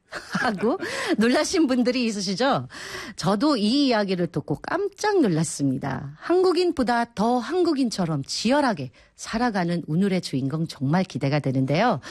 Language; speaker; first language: Korean; non-native, fluent; Filipino